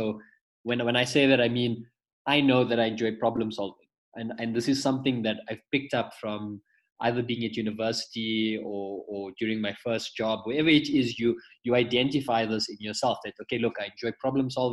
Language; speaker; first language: English; native; English